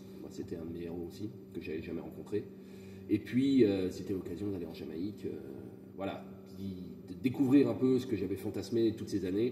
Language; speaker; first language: French; native; French